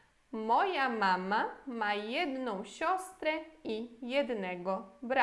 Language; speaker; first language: Polish; non-native, fluent; Portuguese